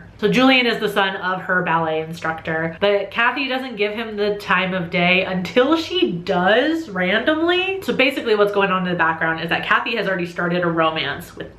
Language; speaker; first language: English; native; English